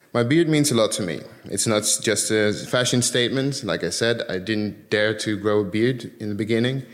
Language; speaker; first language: English; early bilingual, other home language; Dutch